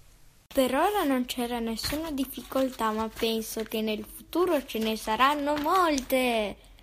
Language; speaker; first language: Italian; early bilingual, other home language; Russian